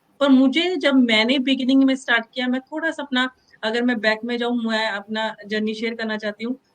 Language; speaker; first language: Hindi; non-native, local second language; Punjabi